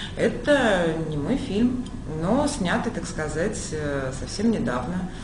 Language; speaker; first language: Russian; native; Russian